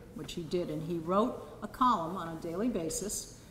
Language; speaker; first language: English; native; English